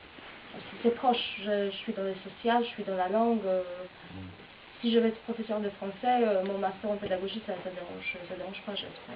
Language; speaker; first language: French; non-native, fluent; Polish